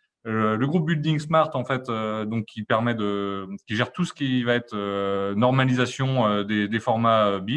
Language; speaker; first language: French; native; French